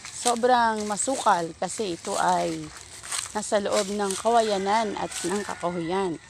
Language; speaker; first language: Filipino; non-native, local second language; Kinaray-a